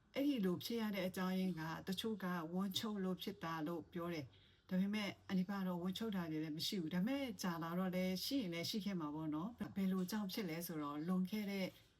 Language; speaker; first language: Burmese; non-native, local second language; Shan